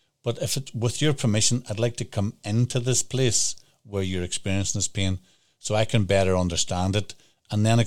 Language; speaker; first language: English; native; English